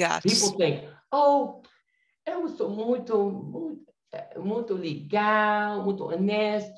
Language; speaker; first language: Portuguese; non-native, learner; English